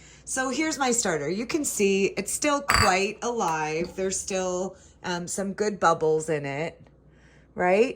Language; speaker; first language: English; native; English